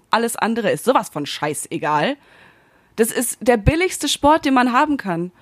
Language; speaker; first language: German; native; German